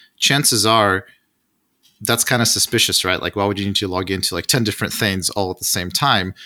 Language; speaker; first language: English; non-native, fluent; Russian